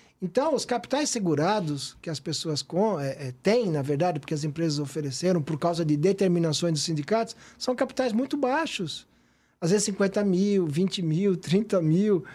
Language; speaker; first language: Portuguese; native; Portuguese